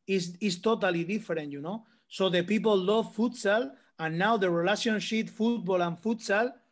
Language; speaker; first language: English; non-native, learner; Spanish